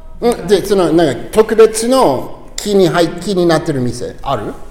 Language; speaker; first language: Japanese; non-native, learner; English